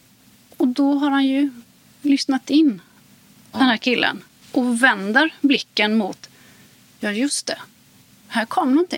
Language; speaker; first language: Swedish; native; Swedish